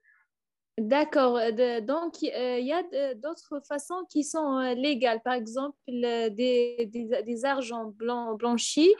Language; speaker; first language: French; non-native, learner; Arabic